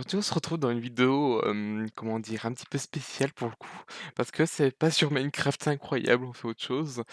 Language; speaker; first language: French; native; French